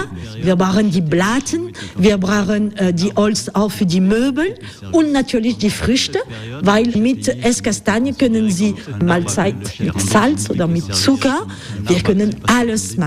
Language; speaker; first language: German; non-native, learner; French